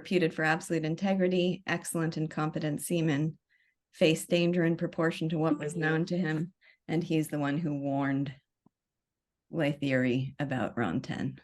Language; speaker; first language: English; native; English